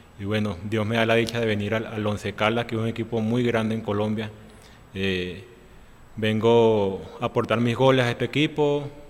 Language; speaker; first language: Spanish; native; Spanish